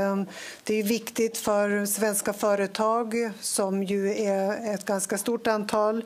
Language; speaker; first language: Swedish; native; Swedish